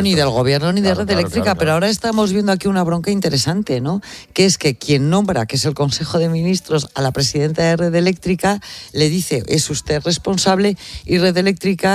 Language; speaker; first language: Spanish; native; Spanish